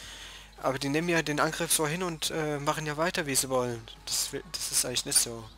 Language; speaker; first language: German; native; German